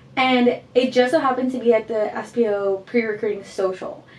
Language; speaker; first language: English; early bilingual, heritage; Spanish